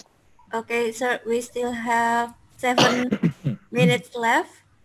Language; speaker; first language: English; non-native, fluent; Indonesian